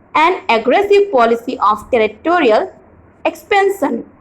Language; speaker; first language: English; non-native, local second language; Hindi